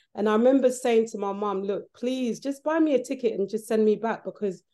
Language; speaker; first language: English; early bilingual, other home language; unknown